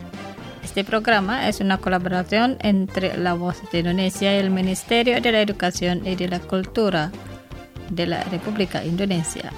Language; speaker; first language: Spanish; non-native, fluent; Indonesian